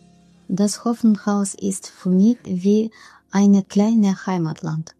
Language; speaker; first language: German; non-native, learner; Russian